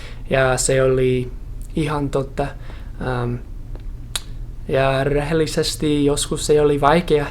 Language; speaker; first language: Finnish; non-native, fluent; English